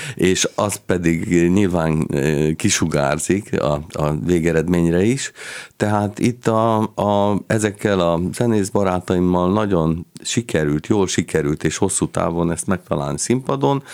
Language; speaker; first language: Hungarian; native; Hungarian